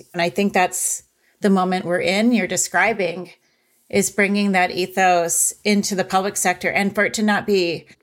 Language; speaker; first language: English; early bilingual, other home language; Hindi